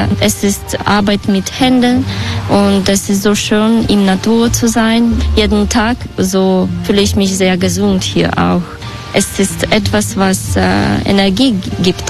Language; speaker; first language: German; non-native, fluent; Russian